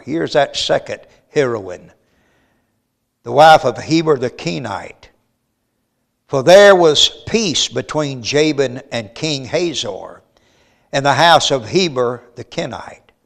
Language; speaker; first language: English; native; English